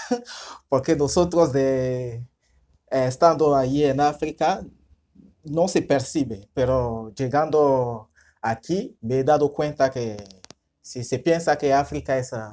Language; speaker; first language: Spanish; non-native, fluent; French